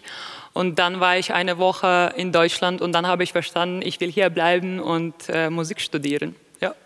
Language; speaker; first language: German; non-native, fluent; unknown